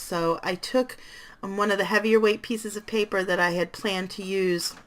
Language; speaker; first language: English; native; English